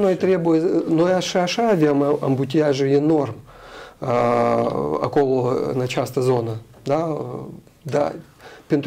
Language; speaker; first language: Romanian; non-native, local second language; Russian